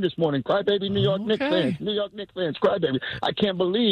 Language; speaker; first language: English; native; English